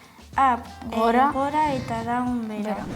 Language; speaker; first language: Basque; non-native, local second language; Spanish